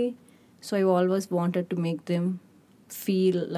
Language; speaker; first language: English; non-native, local second language; Sinhala